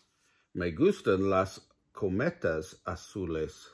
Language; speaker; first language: Spanish; non-native, learner; English